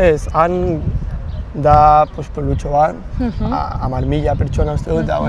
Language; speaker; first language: Basque; non-native, local second language; Spanish